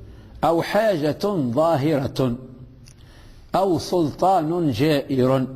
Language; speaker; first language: Arabic; native; Arabic